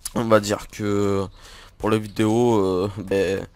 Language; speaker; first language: French; native; French